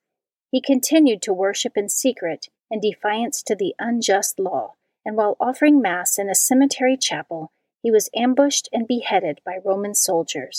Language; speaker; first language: English; native; English